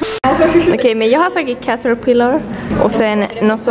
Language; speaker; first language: Swedish; native; Swedish